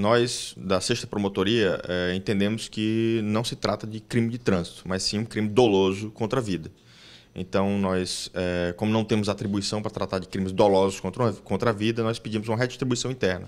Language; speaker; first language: Portuguese; native; Portuguese